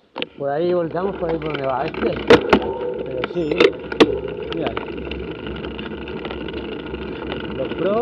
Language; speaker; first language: Spanish; native; Spanish